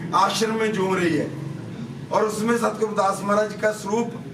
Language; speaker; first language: Hindi; non-native, local second language; Punjabi